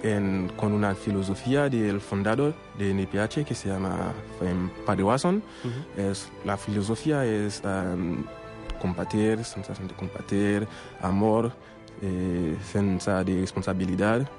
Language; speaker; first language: Spanish; non-native, local second language; Haitian Creole